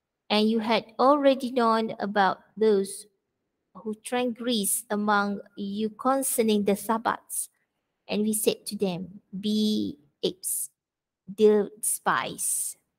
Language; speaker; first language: English; non-native, local second language; Malay